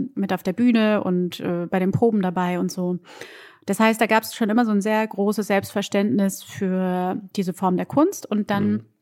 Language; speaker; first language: German; early bilingual, other home language; Portuguese